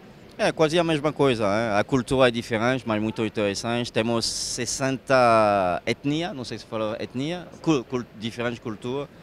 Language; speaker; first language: Portuguese; non-native, fluent; French